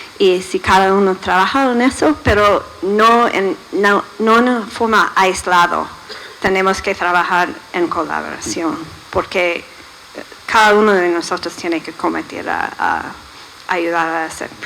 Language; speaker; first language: Spanish; non-native, fluent; English